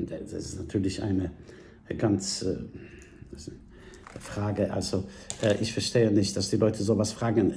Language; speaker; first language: German; non-native, fluent; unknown